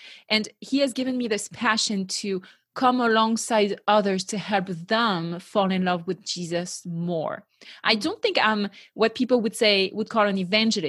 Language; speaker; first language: English; non-native, fluent; French